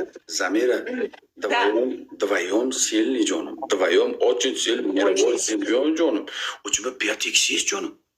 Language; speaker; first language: Russian; non-native, learner; Uzbek